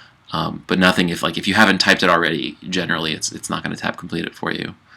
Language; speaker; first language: English; native; English